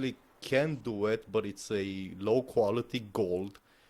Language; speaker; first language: English; non-native, fluent; Romanian